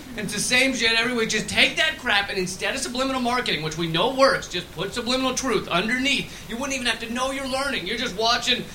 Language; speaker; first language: English; native; English